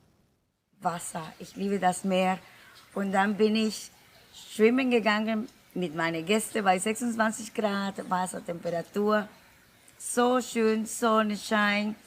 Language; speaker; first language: German; non-native, fluent; Spanish